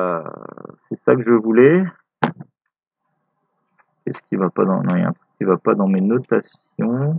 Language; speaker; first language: French; native; French